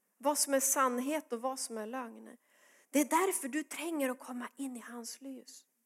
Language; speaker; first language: Swedish; native; Swedish